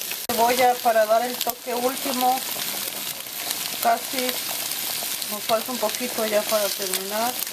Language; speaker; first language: Spanish; native; Spanish